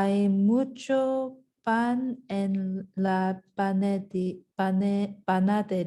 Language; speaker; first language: Spanish; non-native, learner; English